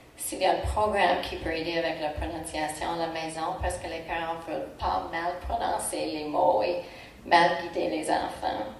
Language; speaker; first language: French; non-native, local second language; English